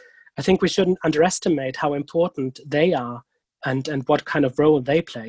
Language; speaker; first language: English; non-native, fluent; German